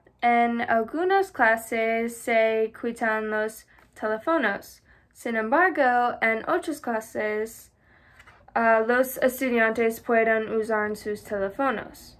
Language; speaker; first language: Spanish; non-native, learner; English